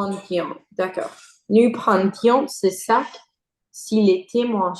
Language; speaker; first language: French; non-native, learner; English